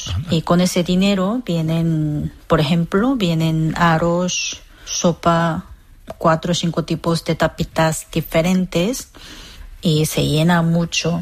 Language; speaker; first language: Spanish; non-native, fluent; Korean